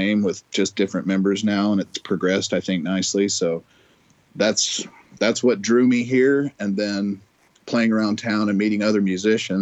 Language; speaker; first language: English; native; English